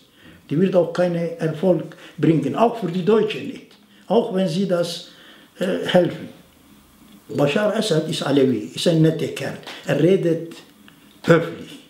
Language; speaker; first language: German; non-native, fluent; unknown